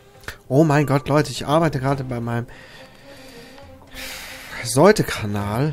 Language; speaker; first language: German; native; German